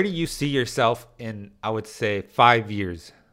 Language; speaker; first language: English; early bilingual, other home language; Spanish